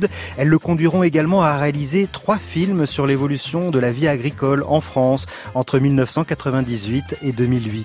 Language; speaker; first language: French; native; French